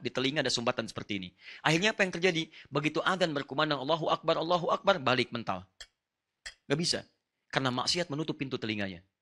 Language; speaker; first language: Indonesian; non-native, fluent; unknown